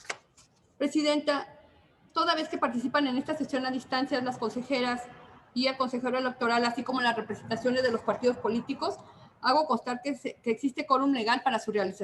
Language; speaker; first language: Spanish; native; Spanish